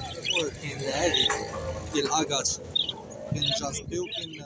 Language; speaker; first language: Arabic; native; Arabic